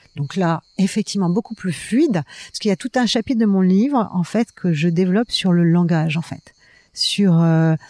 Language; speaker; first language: French; native; French